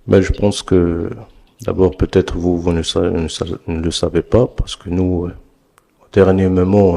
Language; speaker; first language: French; non-native, local second language; Arabic